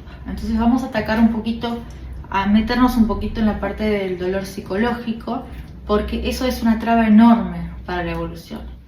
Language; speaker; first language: Spanish; native; Spanish